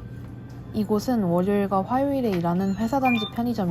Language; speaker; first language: Korean; native; Korean